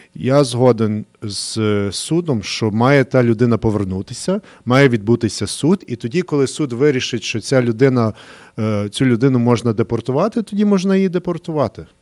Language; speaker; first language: Ukrainian; early bilingual, heritage; Ukrainian